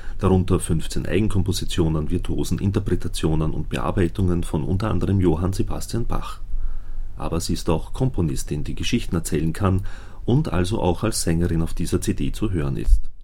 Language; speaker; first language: German; native; German